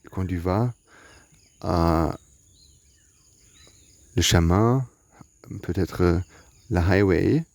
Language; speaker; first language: French; non-native, learner; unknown